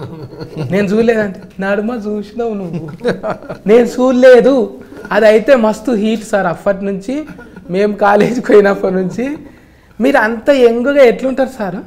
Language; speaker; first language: Telugu; native; Telugu